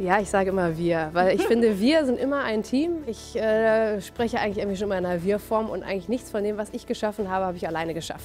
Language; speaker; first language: German; native; German